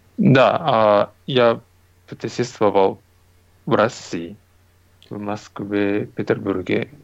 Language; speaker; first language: Russian; non-native, learner; Japanese